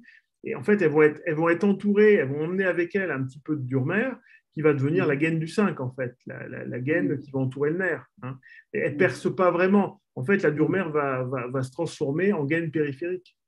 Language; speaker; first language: French; native; French